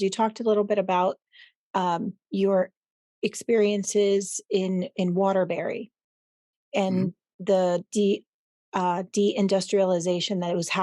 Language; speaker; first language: English; early bilingual, other home language; Spanish